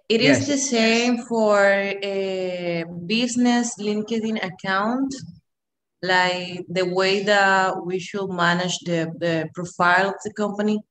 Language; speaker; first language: English; non-native, fluent; Spanish